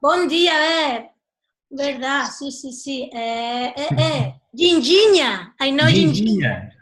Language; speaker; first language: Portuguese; non-native, learner; Spanish